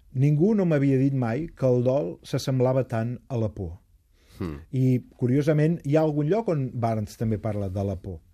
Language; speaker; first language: Catalan; native; Catalan